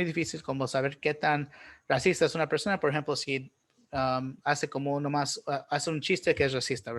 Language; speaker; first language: Spanish; early bilingual, heritage; Spanish